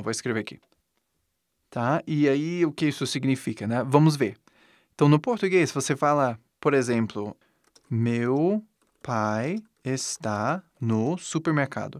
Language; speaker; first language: Portuguese; non-native, fluent; English